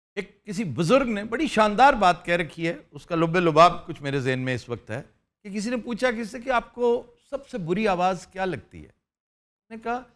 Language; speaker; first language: Urdu; native; Urdu